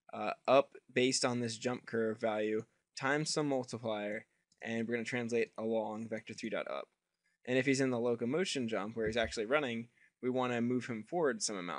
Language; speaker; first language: English; native; English